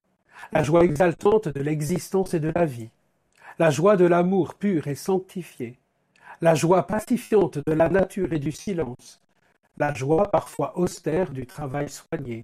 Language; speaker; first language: French; native; French